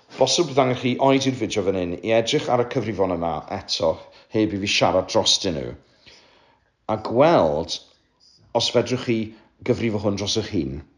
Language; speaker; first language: Welsh; native; Welsh